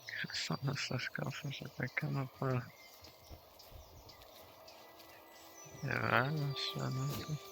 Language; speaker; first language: Spanish; non-native, learner; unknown